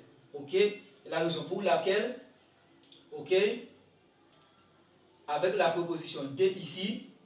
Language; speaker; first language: French; non-native, local second language; Haitian Creole